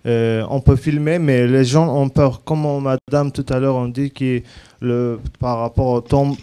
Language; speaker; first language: French; non-native, learner; Azerbaijani